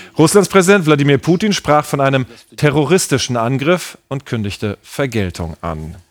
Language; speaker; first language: German; native; German